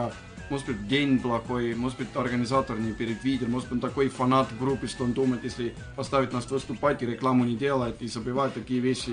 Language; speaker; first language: Russian; non-native, fluent; Estonian